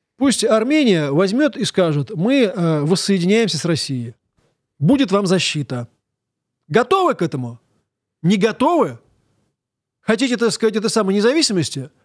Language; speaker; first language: Russian; native; Russian